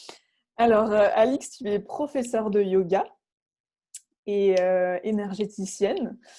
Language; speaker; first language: French; native; French